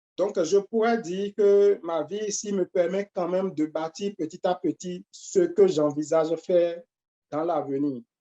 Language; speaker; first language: French; non-native, local second language; Fon